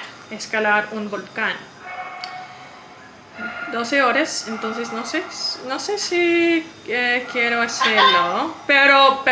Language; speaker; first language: Spanish; non-native, learner; English